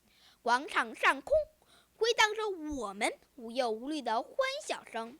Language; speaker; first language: Chinese; early bilingual, heritage; Chinese